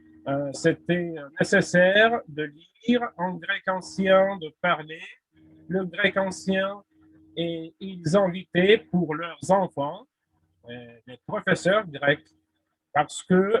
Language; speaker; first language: French; non-native, fluent; Russian